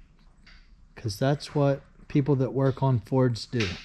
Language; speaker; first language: English; native; English